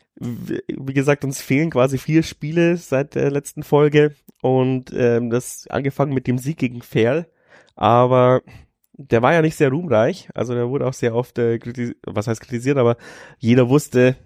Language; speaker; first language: German; native; German